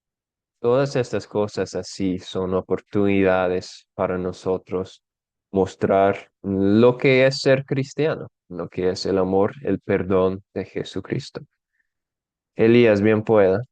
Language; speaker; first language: Spanish; non-native, fluent; English